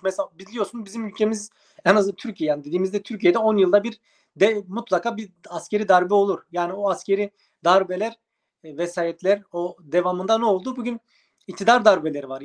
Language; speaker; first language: Turkish; native; Turkish